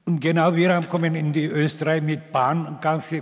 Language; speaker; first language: German; non-native, learner; Turkish